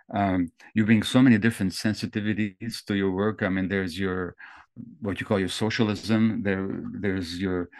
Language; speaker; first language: English; early bilingual, other home language; Hungarian